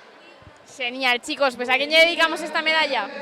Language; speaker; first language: Galician; native; Galician